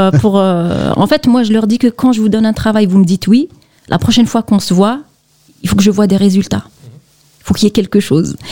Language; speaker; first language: French; non-native, local second language; Kabyle